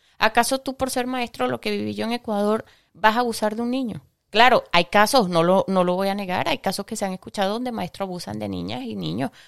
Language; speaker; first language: Spanish; native; Spanish